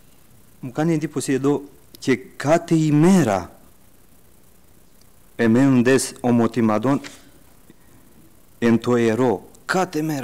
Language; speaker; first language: Greek; early bilingual, heritage; Greek